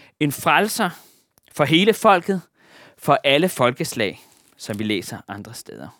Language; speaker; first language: Danish; native; Danish